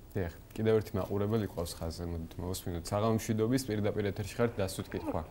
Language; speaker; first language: Georgian; native; Georgian